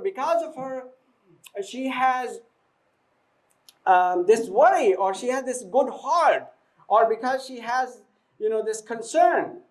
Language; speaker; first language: English; non-native, fluent; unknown